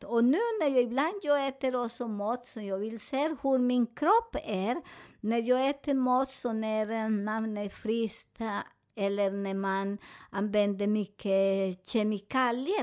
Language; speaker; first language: Swedish; non-native, learner; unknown